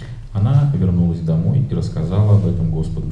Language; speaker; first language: Russian; native; Russian